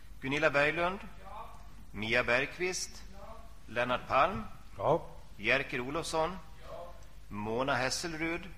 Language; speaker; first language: Swedish; native; Swedish